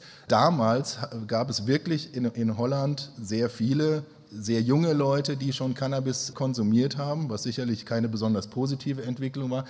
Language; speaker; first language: German; native; German